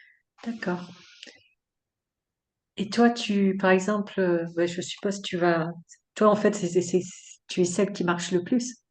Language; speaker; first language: French; native; French